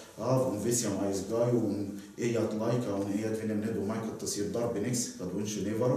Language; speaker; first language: Latvian; non-native, learner; Arabic